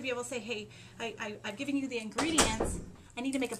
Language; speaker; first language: English; native; English